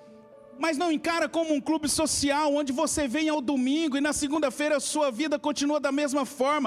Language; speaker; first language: Portuguese; native; Portuguese